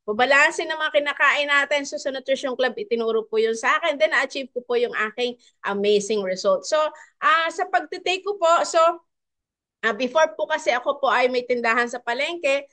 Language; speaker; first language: Filipino; native; Filipino